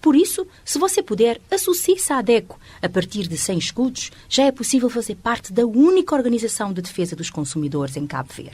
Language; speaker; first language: Portuguese; non-native, local second language; Kabuverdianu